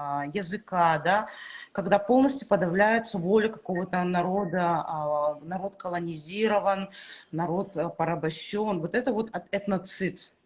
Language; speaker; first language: Russian; native; Russian